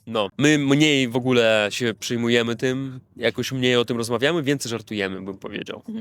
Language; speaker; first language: Polish; non-native, fluent; Russian